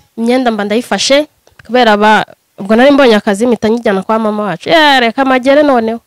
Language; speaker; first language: Kinyarwanda; native; Kinyarwanda